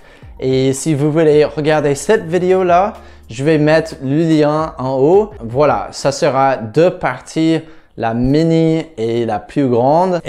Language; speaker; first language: French; non-native, fluent; English